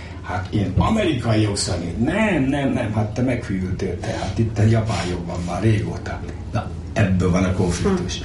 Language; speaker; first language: Hungarian; native; Hungarian